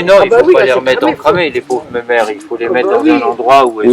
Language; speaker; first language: French; native; French